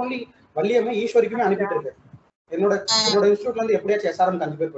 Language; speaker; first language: Tamil; native; Tamil